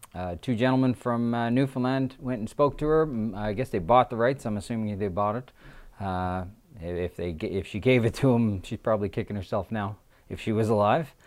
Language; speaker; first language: English; native; English